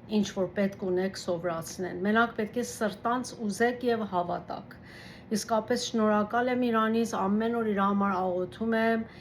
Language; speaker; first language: Armenian; early bilingual, heritage; Armenian